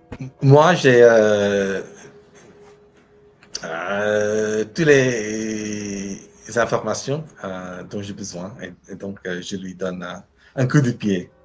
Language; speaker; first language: French; non-native, learner; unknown